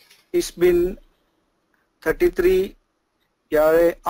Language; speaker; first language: German; non-native, learner; Tamil